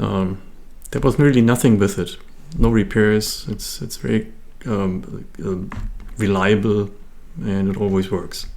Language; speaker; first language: English; non-native, fluent; German